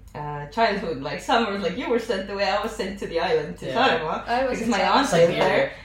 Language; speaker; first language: English; non-native, fluent; Estonian